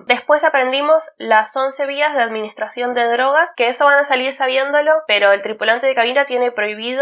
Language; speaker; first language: Spanish; native; Spanish